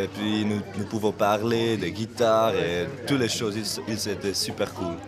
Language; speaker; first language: French; non-native, local second language; German